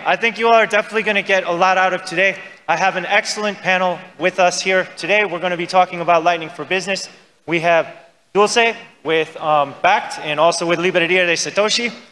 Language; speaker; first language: English; native; English